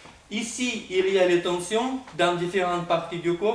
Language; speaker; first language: French; non-native, fluent; Russian